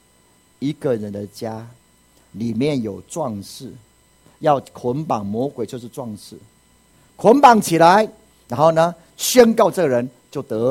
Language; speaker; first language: Chinese; native; Chinese